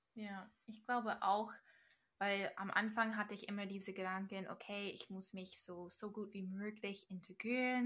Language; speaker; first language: German; non-native, fluent; English